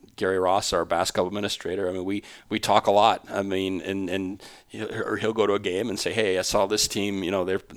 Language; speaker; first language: English; native; English